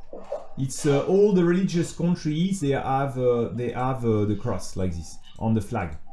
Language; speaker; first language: English; non-native, fluent; French